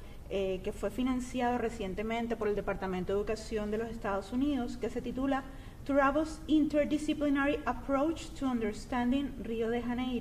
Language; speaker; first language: Spanish; native; Spanish